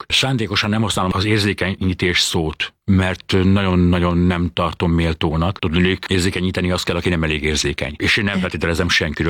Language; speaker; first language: Hungarian; native; Hungarian